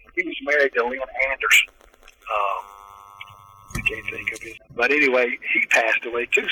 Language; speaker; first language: English; native; English